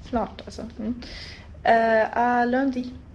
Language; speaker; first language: French; non-native, learner; Swedish